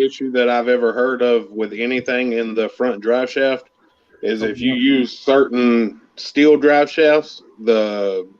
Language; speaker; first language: English; native; English